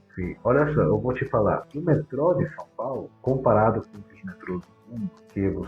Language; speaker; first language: Portuguese; non-native, fluent; Spanish